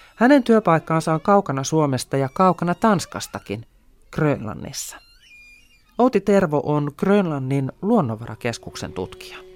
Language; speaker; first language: Finnish; native; Finnish